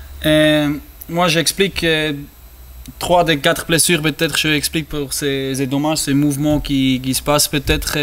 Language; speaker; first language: French; non-native, learner; German